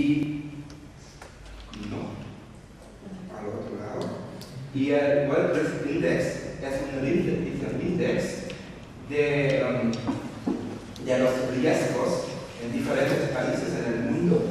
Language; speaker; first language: Spanish; non-native, fluent; German